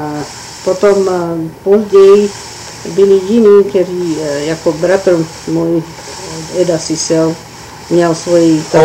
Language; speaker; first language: Czech; early bilingual, heritage; Czech